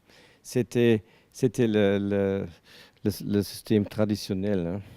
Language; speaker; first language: French; non-native, learner; German